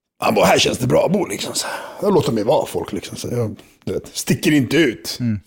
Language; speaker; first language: Swedish; early bilingual, other home language; Serbian